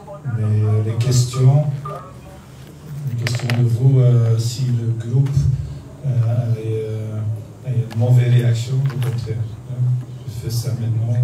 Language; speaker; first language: French; non-native, learner; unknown